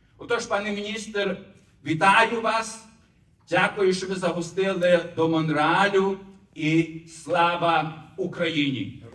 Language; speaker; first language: Ukrainian; early bilingual, heritage; Ukrainian